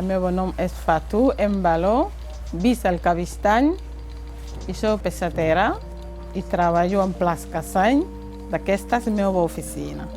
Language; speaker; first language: Catalan; non-native, fluent; Fula